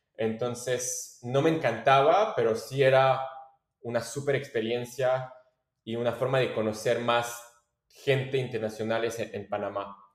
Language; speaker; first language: Spanish; non-native, fluent; French